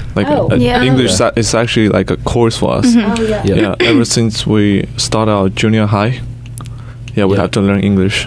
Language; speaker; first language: English; non-native, fluent; Chinese